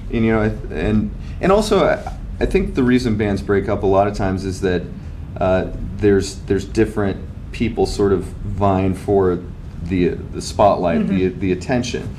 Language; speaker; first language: English; native; English